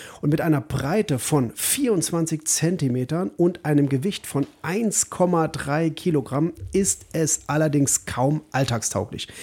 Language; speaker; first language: German; native; German